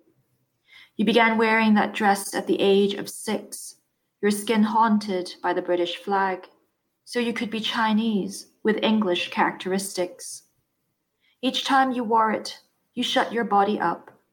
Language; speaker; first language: English; non-native, local second language; Cantonese